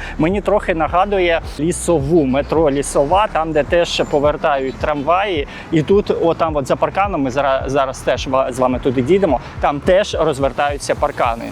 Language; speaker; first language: Ukrainian; non-native, local second language; Russian